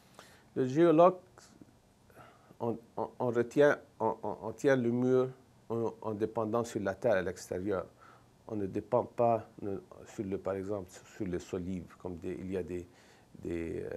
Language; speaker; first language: French; non-native, local second language; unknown